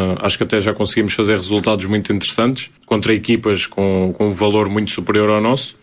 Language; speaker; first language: Portuguese; native; Portuguese